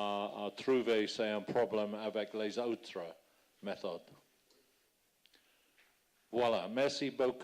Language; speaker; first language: French; non-native, fluent; English